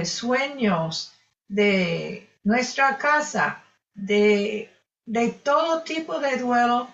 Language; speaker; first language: Spanish; non-native, fluent; English